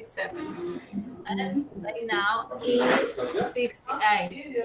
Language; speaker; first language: English; non-native, learner; Spanish